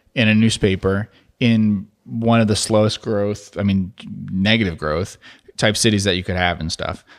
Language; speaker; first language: English; native; English